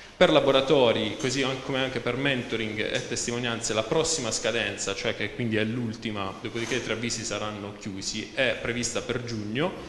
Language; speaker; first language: Italian; native; Italian